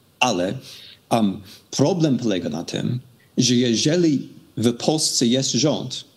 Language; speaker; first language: Polish; non-native, fluent; English